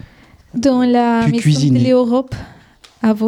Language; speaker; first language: French; non-native, fluent; Spanish